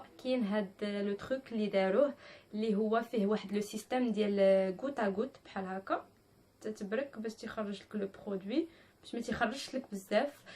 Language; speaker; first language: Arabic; native; Arabic